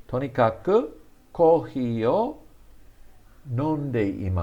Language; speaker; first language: Japanese; non-native, fluent; English